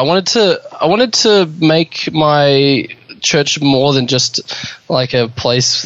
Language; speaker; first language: English; native; English